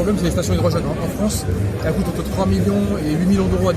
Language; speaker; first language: French; native; French